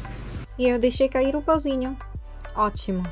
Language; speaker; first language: Portuguese; non-native, fluent; Korean